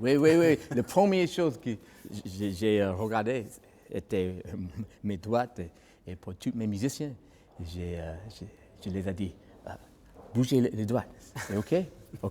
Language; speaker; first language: French; non-native, learner; English